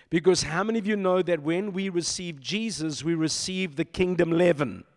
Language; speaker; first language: English; native; English